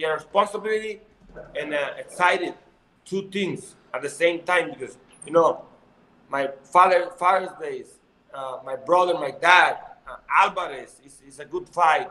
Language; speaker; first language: English; non-native, learner; Spanish